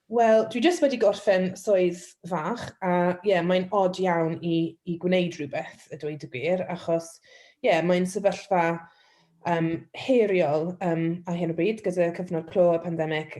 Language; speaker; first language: Welsh; non-native, local second language; English